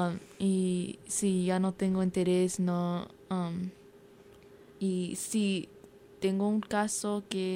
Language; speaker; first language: Spanish; early bilingual, heritage; Spanish